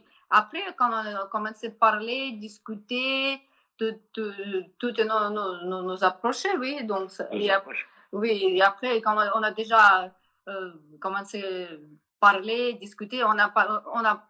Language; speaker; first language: French; non-native, learner; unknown